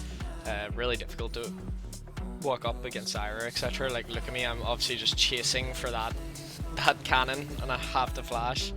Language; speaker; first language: English; native; English